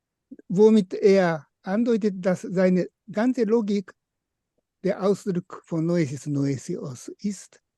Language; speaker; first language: German; non-native, fluent; Japanese